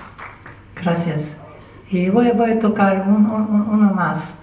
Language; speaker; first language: Spanish; non-native, learner; English